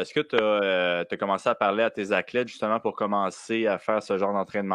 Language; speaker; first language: French; native; French